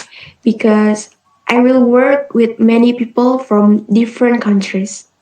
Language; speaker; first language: English; non-native, learner; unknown